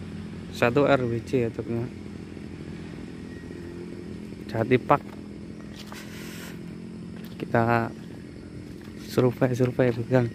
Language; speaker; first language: Indonesian; non-native, local second language; Javanese